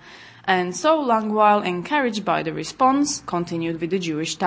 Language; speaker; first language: English; non-native, fluent; Czech